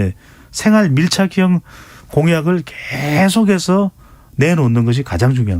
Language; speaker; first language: Korean; native; Korean